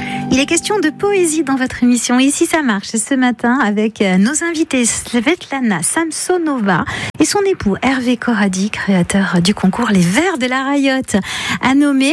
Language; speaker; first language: French; native; French